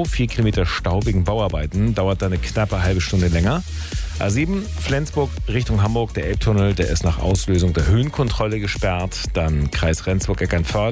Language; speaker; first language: German; native; German